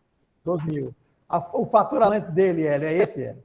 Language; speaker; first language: Portuguese; native; Portuguese